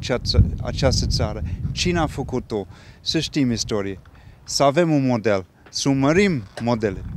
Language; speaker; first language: Romanian; early bilingual, heritage; English